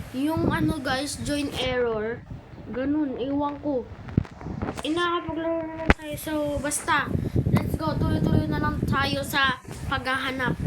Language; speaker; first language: Filipino; early bilingual, heritage; English